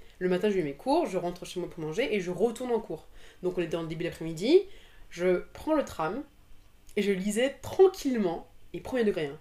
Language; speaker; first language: French; native; French